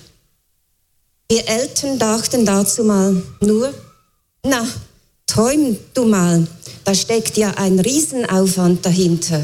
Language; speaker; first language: German; native; German